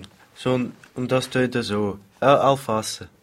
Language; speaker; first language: German; early bilingual, other home language; Portuguese